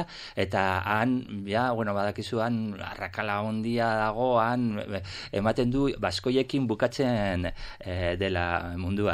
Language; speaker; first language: Basque; non-native, local second language; Spanish